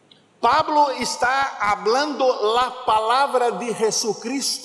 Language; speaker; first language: Spanish; non-native, learner; Portuguese